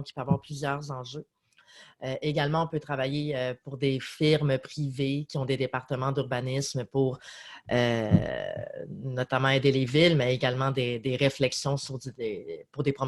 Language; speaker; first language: French; native; French